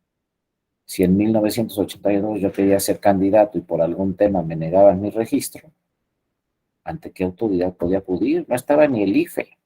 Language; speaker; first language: Spanish; native; Spanish